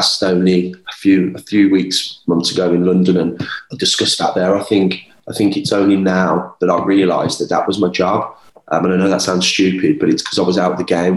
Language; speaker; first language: English; native; English